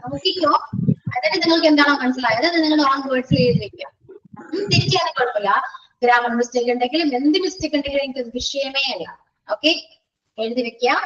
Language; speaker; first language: Malayalam; native; Malayalam